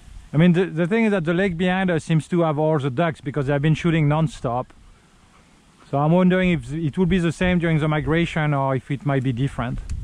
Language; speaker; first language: English; non-native, fluent; French